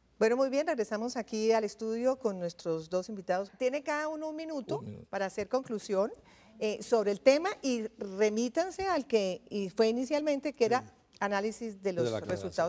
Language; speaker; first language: Spanish; native; Spanish